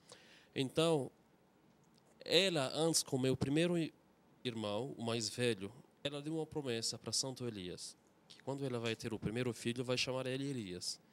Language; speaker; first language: Portuguese; non-native, fluent; Arabic